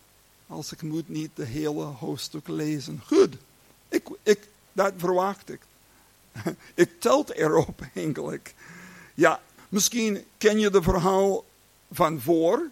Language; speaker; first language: Dutch; non-native, learner; English